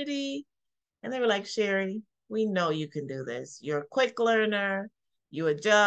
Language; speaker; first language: English; native; English